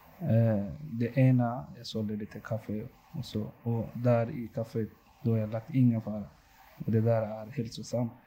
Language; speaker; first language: Swedish; non-native, local second language; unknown